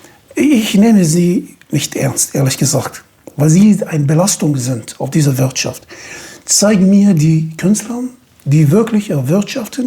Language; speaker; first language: German; non-native, fluent; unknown